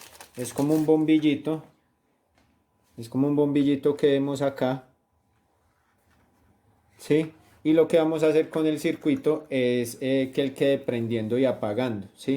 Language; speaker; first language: Spanish; native; Spanish